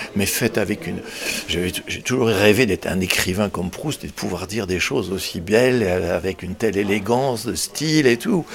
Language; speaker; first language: French; native; French